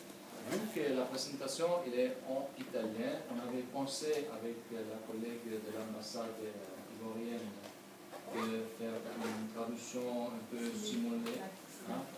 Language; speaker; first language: French; non-native, learner; Italian